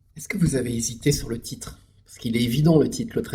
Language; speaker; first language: French; native; French